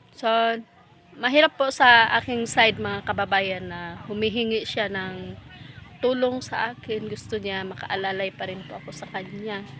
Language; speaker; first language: Filipino; non-native, local second language; Cebuano